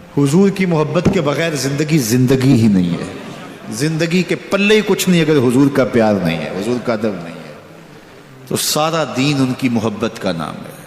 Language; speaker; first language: Urdu; non-native, local second language; Punjabi